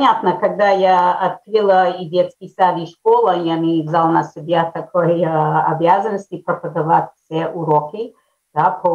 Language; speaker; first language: Russian; early bilingual, heritage; Russian